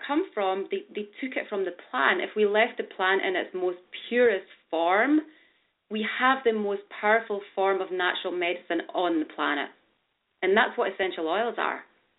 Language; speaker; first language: English; native; English